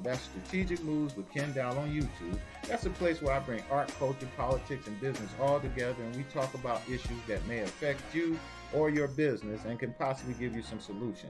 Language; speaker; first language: English; native; English